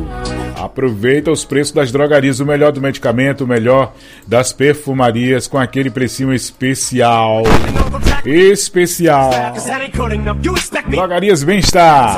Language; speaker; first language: Portuguese; native; Portuguese